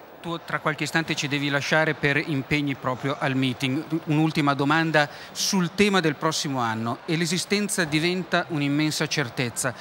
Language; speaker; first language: Italian; native; Italian